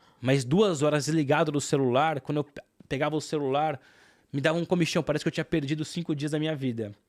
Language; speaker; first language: Portuguese; native; Portuguese